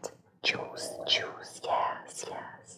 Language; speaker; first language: English; non-native, fluent; Russian